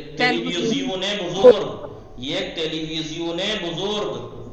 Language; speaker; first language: Persian; non-native, fluent; Urdu